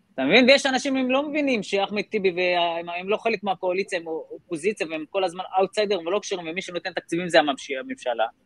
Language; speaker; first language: Hebrew; non-native, local second language; Arabic